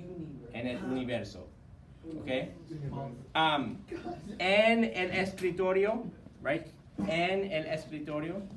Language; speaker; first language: Spanish; non-native, fluent; English